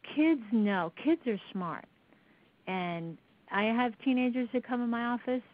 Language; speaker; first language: English; native; English